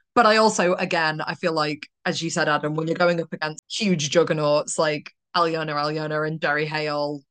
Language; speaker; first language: English; early bilingual, other home language; Polish